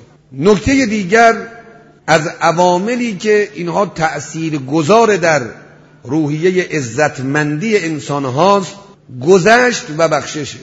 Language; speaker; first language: Persian; native; Persian